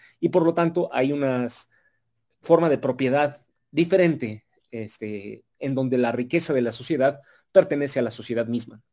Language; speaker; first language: Spanish; native; Spanish